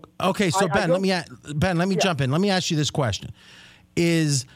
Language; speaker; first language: English; native; English